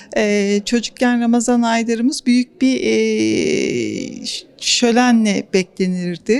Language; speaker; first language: Turkish; native; Turkish